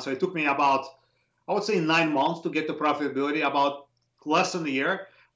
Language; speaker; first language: English; non-native, fluent; Russian